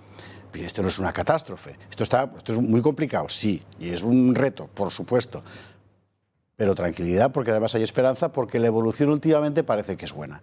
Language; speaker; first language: Spanish; native; Spanish